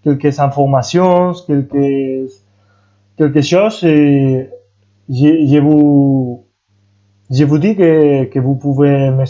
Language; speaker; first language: French; non-native, fluent; Spanish